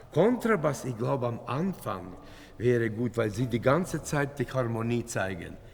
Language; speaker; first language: German; non-native, fluent; Latvian